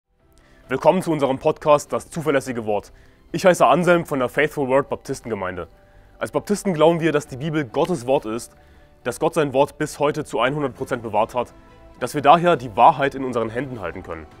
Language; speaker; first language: German; native; German